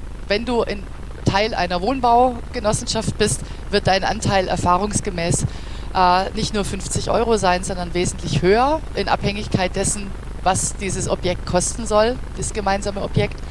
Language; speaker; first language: German; native; German